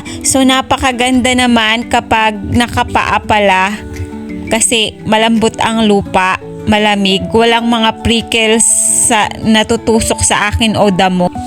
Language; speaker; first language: Filipino; native; Filipino